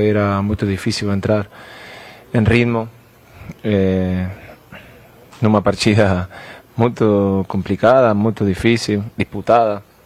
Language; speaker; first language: Portuguese; non-native, fluent; Spanish